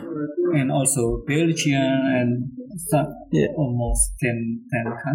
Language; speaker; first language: English; non-native, learner; Indonesian